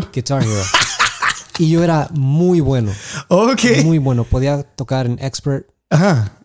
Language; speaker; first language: Spanish; early bilingual, heritage; Spanish